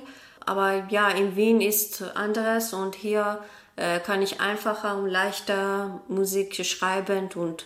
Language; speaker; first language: German; non-native, learner; Persian